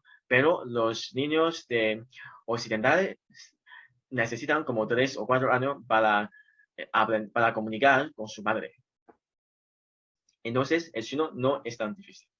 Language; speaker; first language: Spanish; non-native, fluent; Chinese